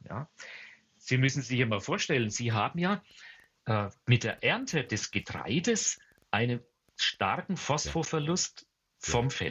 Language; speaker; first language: German; native; German